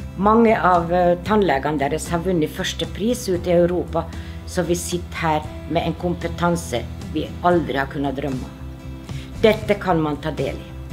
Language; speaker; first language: Norwegian; non-native, fluent; Finnish